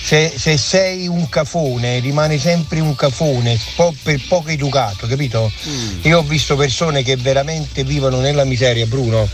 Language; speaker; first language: Italian; native; Italian